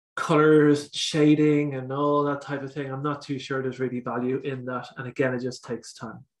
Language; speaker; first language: English; native; English